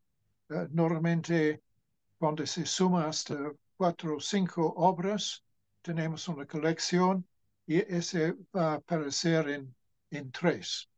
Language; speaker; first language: Spanish; non-native, fluent; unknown